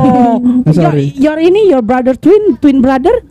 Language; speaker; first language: English; non-native, learner; Indonesian